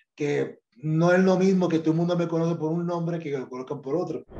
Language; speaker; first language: Spanish; native; Spanish